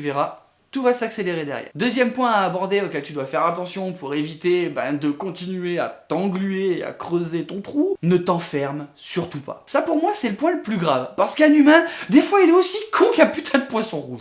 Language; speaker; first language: French; native; French